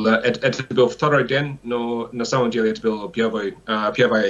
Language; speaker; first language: Russian; non-native, learner; English